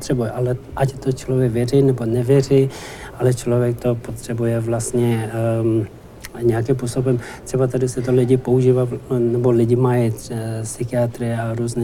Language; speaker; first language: Czech; non-native, learner; Tibetan